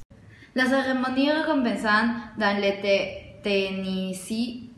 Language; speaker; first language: French; non-native, learner; Spanish